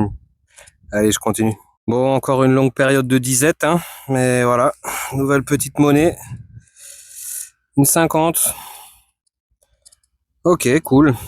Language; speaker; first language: French; native; French